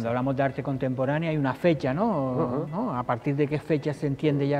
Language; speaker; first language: Spanish; native; Spanish